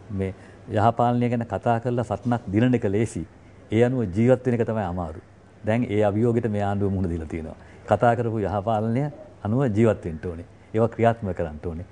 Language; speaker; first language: Sinhala; non-native, local second language; Tamil